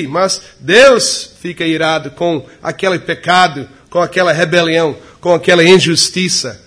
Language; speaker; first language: Portuguese; non-native, fluent; English